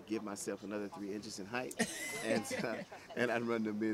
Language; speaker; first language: English; native; English